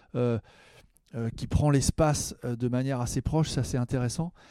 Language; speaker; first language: French; native; French